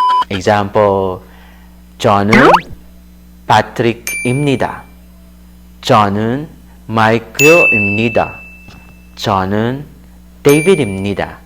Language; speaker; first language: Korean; non-native, learner; Filipino